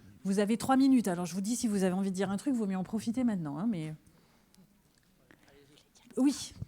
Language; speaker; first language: French; native; French